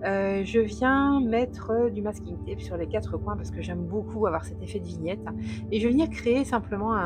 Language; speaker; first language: French; native; French